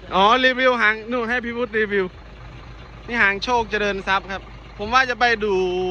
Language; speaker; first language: Thai; non-native, local second language; Northern Khmer